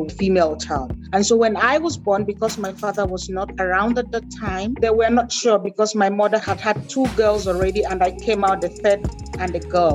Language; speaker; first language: English; non-native, local second language; Igbo